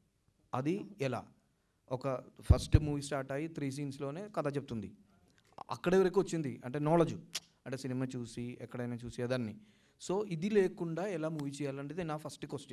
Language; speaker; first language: Telugu; non-native, learner; Malayalam